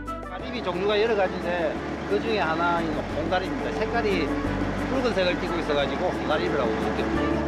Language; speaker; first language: Korean; native; Korean